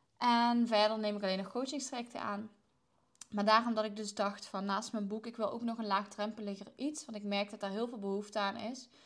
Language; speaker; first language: Dutch; native; Dutch